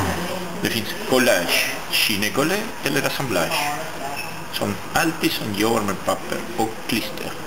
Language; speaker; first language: Swedish; non-native, learner; French